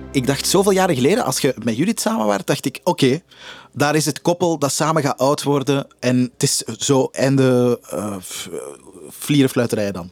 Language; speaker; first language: Dutch; native; Dutch